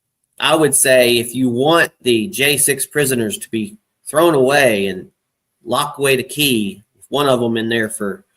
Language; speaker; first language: English; native; English